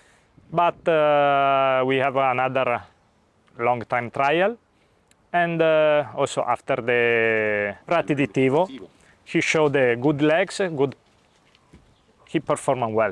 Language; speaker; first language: English; non-native, learner; Italian